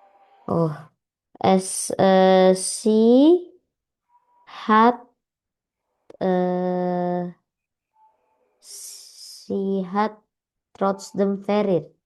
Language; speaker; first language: German; non-native, learner; Indonesian